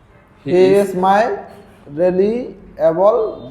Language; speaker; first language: English; non-native, learner; Bangla